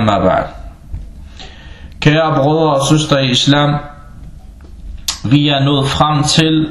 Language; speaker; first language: Danish; early bilingual, other home language; Arabic